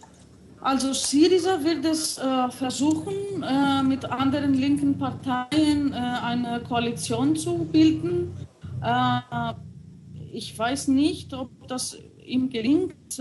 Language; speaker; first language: German; non-native, fluent; Greek